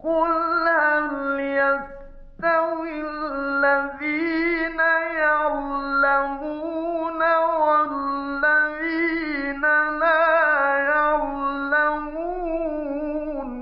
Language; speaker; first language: Arabic; native; Arabic